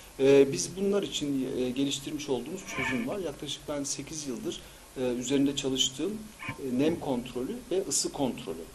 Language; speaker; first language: Turkish; early bilingual, heritage; Turkish